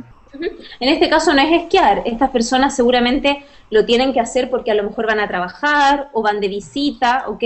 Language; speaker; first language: Spanish; native; Spanish